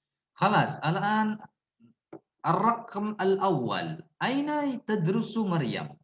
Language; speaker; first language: Arabic; non-native, fluent; Indonesian